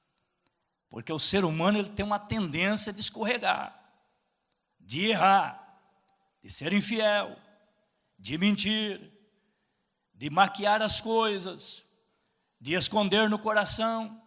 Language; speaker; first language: Portuguese; native; Portuguese